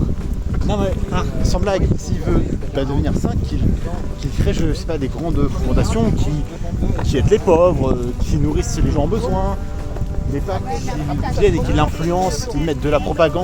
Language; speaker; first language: French; native; French